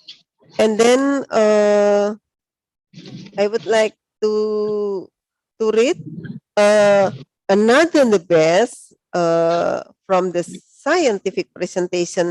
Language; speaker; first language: English; non-native, learner; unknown